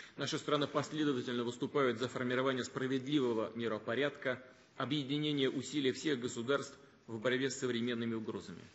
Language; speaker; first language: Russian; native; Russian